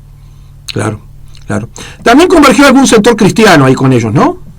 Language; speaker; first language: Spanish; native; Spanish